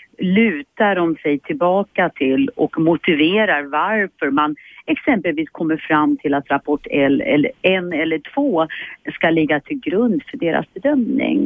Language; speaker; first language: Swedish; native; Swedish